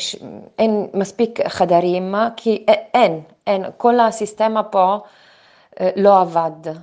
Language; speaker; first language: Hebrew; non-native, fluent; Italian